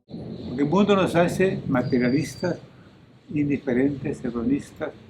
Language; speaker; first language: Spanish; native; Spanish